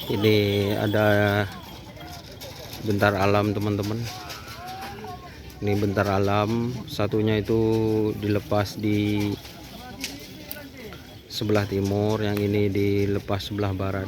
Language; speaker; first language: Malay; non-native, local second language; Madurese